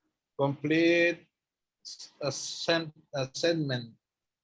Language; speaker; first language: English; non-native, learner; Spanish